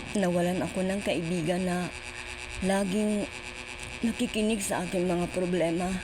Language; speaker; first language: Filipino; non-native, local second language; Cebuano